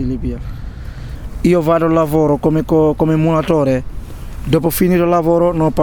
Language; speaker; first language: Italian; non-native, learner; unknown